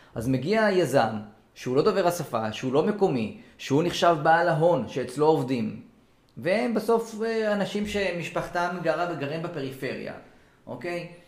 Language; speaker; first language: Hebrew; native; Hebrew